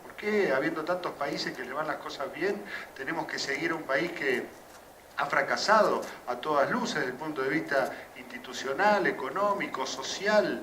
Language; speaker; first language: Spanish; native; Spanish